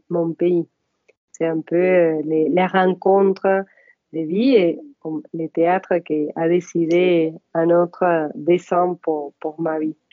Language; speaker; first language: French; non-native, fluent; Spanish